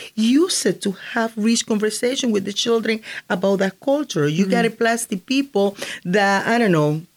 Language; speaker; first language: English; non-native, fluent; Spanish